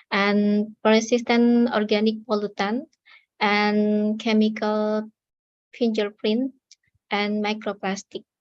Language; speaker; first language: English; non-native, learner; Indonesian